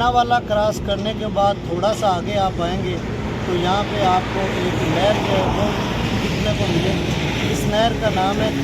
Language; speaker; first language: Urdu; non-native, local second language; Punjabi